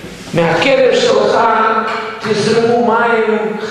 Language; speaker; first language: Hebrew; non-native, fluent; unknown